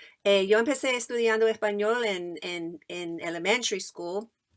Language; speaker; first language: Spanish; non-native, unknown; English